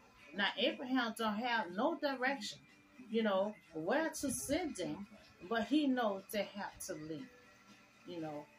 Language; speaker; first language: English; native; English